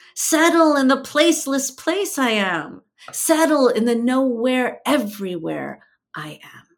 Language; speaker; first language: English; early bilingual, other home language; Persian